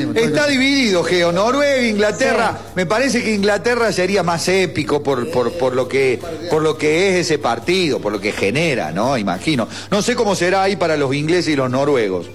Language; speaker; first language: Spanish; native; Spanish